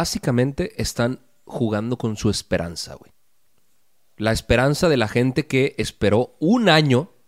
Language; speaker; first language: Spanish; native; Spanish